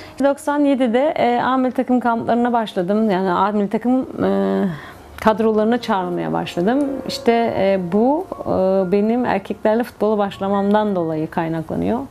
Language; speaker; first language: Turkish; native; Turkish